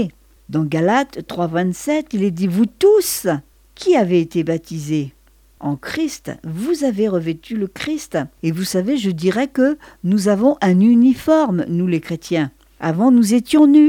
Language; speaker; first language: French; native; French